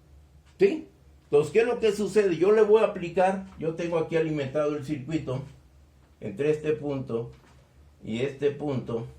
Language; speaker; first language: Spanish; native; Spanish